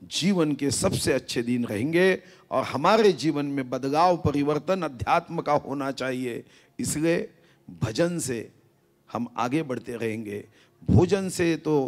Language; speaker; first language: Hindi; non-native, local second language; Marathi